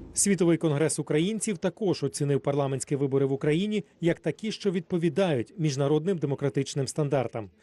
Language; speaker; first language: Ukrainian; native; Ukrainian